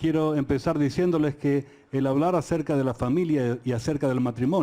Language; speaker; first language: Spanish; native; Spanish